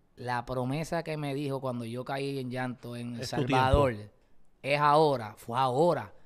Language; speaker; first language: Spanish; native; Spanish